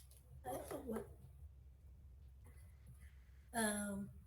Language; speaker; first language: English; non-native, learner; Portuguese